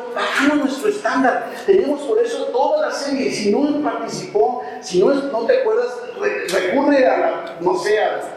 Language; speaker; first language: Spanish; native; Spanish